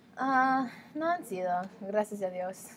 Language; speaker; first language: Spanish; non-native, learner; English